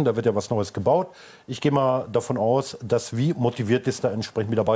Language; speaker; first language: German; native; German